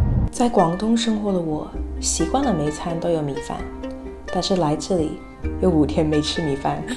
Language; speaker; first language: Chinese; non-native, local second language; English